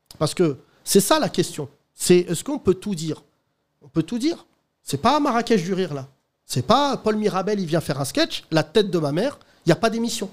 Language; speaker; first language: French; native; French